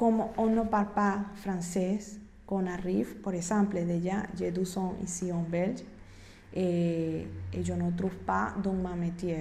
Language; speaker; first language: French; non-native, learner; Spanish